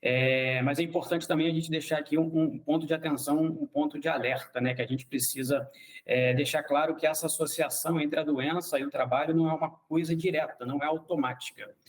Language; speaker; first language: Portuguese; native; Portuguese